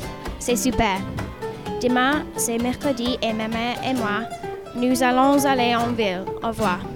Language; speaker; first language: French; non-native, learner; English